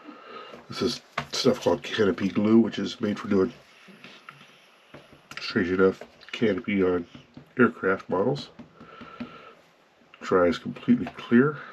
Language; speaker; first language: English; native; English